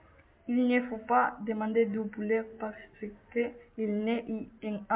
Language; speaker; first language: French; non-native, learner; Spanish